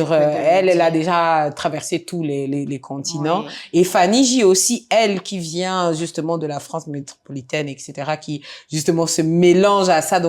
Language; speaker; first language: French; native; French